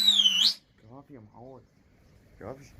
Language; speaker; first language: Arabic; native; Arabic